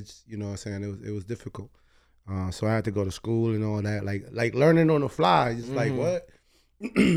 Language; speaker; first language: English; early bilingual, other home language; Spanish